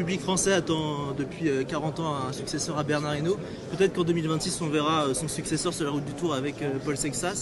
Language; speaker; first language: French; native; French